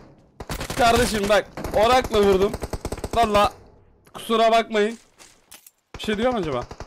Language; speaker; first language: Turkish; native; Turkish